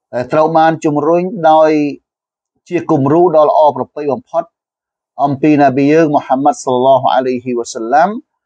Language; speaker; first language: Khmer; non-native, local second language; Western Cham